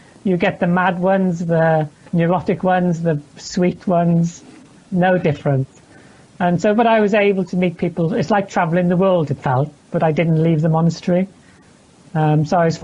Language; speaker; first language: English; native; English